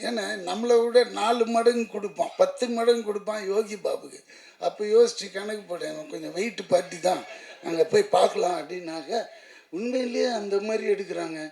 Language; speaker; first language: Tamil; native; Tamil